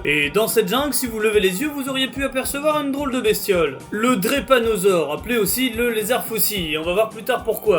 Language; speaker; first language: French; native; French